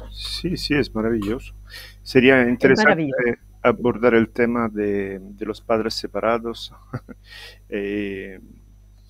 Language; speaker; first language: Spanish; non-native, fluent; Italian